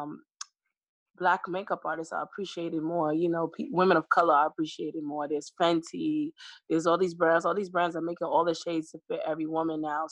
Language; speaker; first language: English; native; English